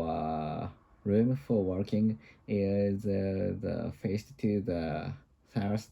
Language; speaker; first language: English; non-native, learner; Japanese